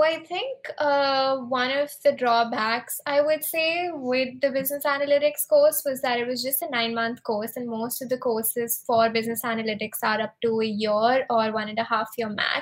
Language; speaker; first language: English; non-native, local second language; Hindi